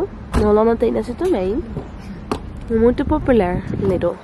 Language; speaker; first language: Portuguese; non-native, learner; Dutch